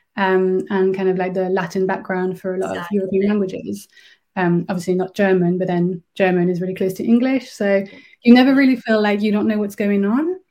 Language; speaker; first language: English; non-native, fluent; French